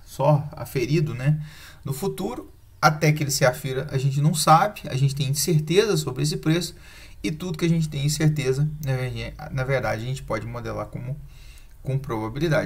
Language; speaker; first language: Portuguese; native; Portuguese